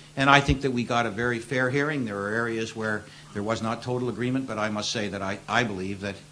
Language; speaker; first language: English; native; English